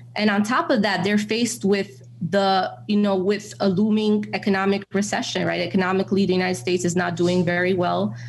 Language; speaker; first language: English; native; English